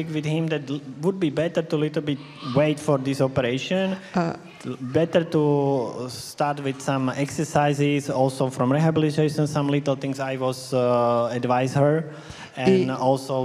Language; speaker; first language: English; non-native, learner; Slovak